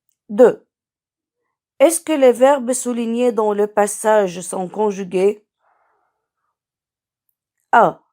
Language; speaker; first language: French; non-native, local second language; Arabic